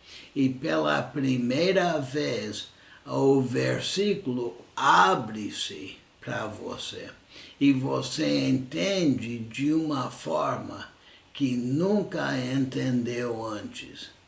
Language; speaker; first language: Portuguese; non-native, fluent; English